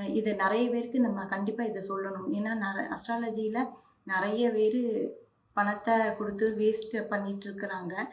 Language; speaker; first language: Tamil; non-native, local second language; Hindi